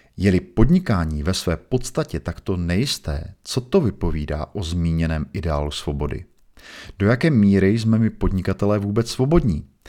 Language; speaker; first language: Czech; native; Czech